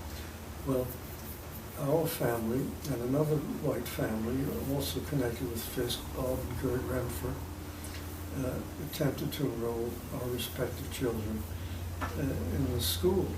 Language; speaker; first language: English; native; English